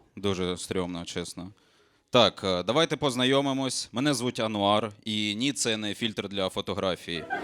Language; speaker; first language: Ukrainian; non-native, local second language; Russian